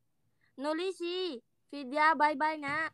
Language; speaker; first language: English; non-native, learner; Indonesian